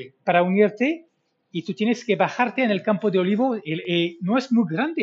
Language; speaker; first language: Spanish; non-native, fluent; English